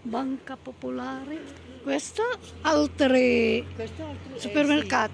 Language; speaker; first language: Italian; non-native, learner; Filipino